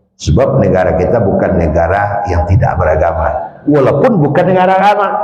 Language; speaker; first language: Malay; non-native, local second language; Minangkabau